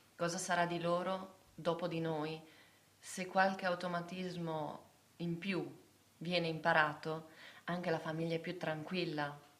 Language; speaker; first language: Italian; native; Italian